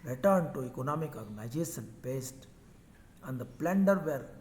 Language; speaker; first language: English; non-native, local second language; Hindi